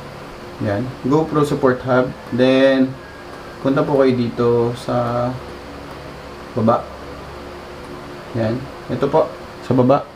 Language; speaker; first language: Filipino; native; Filipino